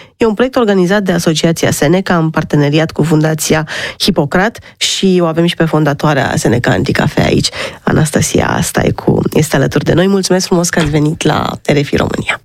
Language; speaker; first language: Romanian; native; Romanian